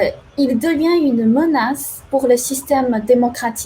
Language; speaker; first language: French; non-native, fluent; Chinese